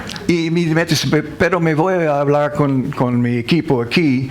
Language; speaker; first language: Spanish; non-native, learner; English